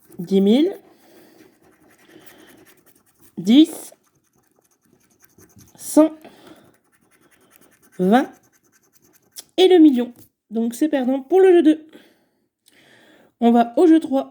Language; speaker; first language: French; native; French